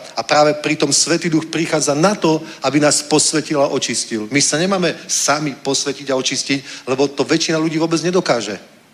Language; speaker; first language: Slovak; native; Slovak